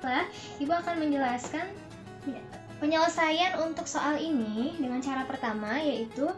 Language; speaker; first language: Indonesian; native; Indonesian